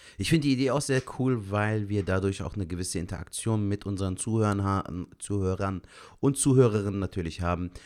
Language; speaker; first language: German; native; German